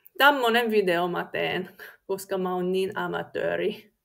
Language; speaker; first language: Finnish; non-native, learner; English